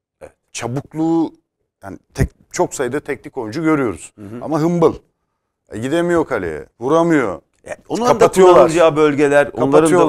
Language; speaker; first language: Turkish; native; Turkish